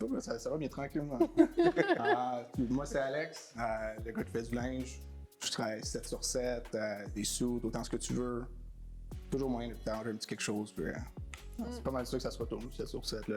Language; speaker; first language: French; native; French